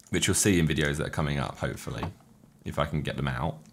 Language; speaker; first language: English; native; English